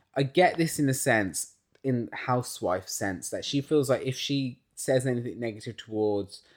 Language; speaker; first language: English; native; English